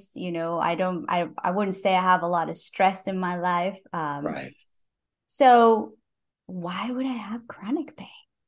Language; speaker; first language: English; non-native, fluent; Spanish